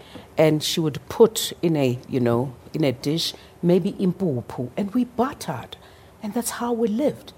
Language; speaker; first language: English; non-native, local second language; Zulu